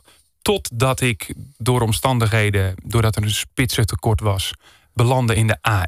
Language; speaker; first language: Dutch; native; Dutch